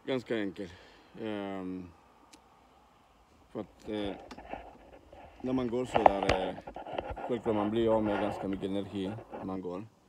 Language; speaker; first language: Swedish; non-native, learner; Spanish